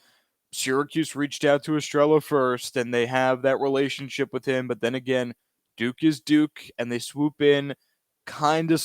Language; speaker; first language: English; native; English